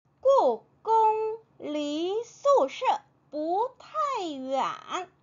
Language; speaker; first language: Chinese; non-native, fluent; Korean